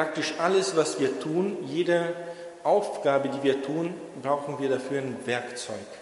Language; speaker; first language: German; non-native, fluent; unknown